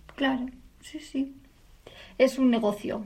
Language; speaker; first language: Spanish; native; Spanish